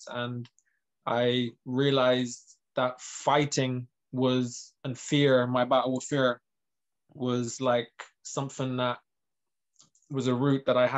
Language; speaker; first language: English; native; English